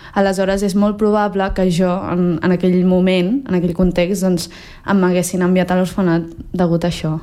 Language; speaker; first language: Catalan; early bilingual, heritage; Catalan